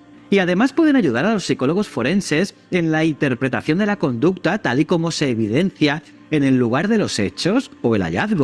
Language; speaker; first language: Spanish; native; Spanish